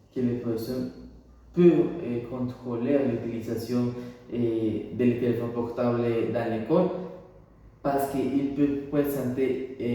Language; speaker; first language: French; non-native, learner; Spanish